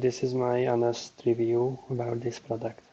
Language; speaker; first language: English; non-native, fluent; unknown